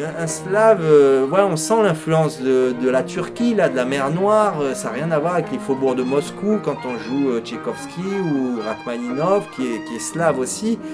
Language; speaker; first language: French; native; French